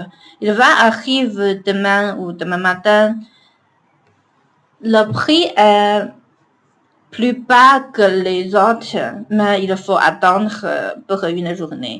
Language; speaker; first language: French; non-native, learner; Chinese